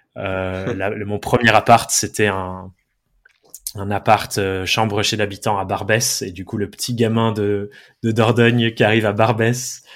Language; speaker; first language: French; early bilingual, other home language; English